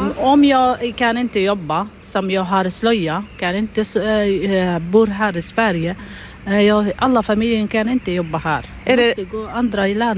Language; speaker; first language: Swedish; non-native, learner; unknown